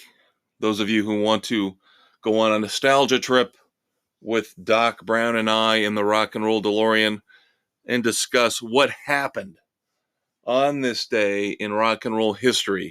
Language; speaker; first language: English; native; English